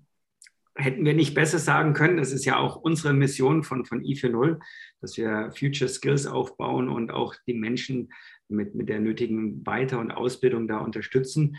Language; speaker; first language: German; native; German